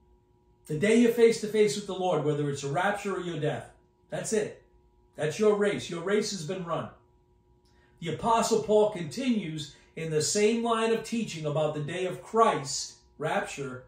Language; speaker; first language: English; native; English